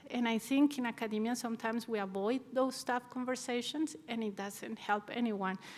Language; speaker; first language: English; non-native, fluent; Spanish